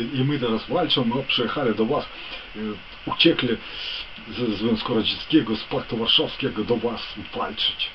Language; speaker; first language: Polish; non-native, fluent; Ukrainian